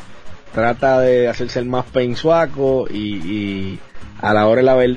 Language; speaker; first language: Spanish; native; Spanish